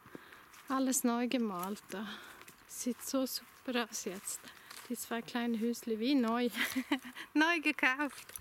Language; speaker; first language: German; non-native, learner; Swedish